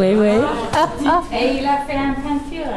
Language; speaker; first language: French; early bilingual, heritage; English